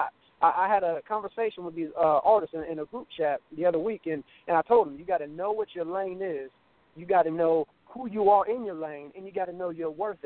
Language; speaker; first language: English; native; English